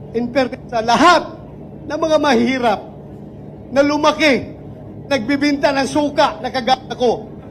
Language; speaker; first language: Filipino; non-native, local second language; Cebuano